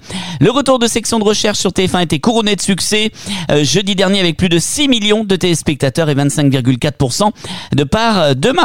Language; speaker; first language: French; native; French